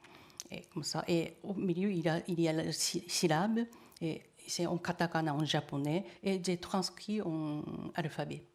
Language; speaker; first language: French; non-native, learner; Japanese